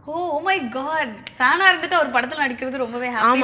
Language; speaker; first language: Tamil; native; Tamil